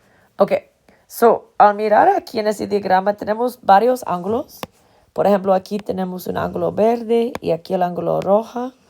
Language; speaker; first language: Spanish; non-native, fluent; English